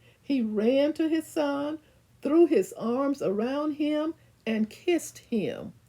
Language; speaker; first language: English; native; English